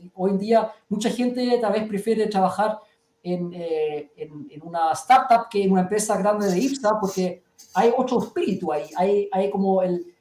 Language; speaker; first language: Spanish; early bilingual, heritage; German